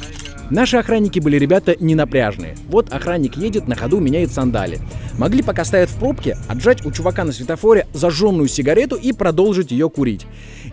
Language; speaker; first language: Russian; native; Russian